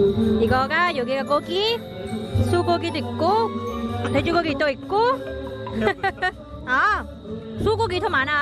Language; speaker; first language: Korean; non-native, learner; Vietnamese